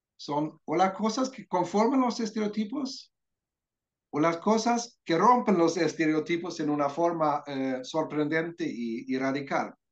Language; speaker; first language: Spanish; non-native, fluent; Swedish